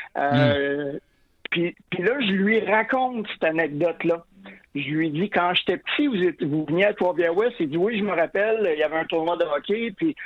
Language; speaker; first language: French; native; French